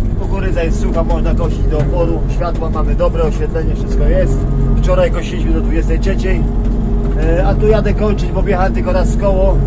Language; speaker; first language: Polish; native; Polish